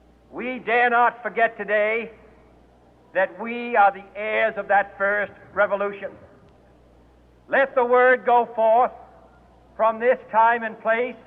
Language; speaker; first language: English; native; English